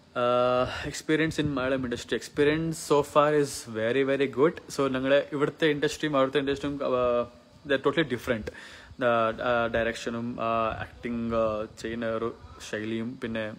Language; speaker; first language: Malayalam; early bilingual, heritage; Malayalam